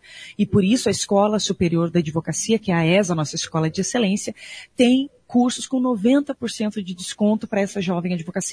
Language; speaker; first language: Portuguese; native; Portuguese